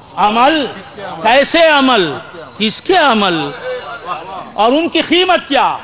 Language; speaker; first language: Urdu; native; Urdu